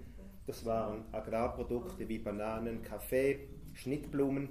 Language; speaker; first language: German; native; German